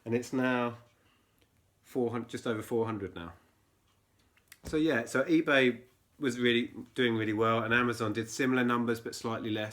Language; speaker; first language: English; native; English